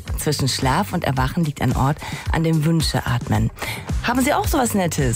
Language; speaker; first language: German; native; German